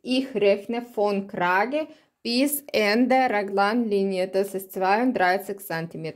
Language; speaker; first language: German; non-native, learner; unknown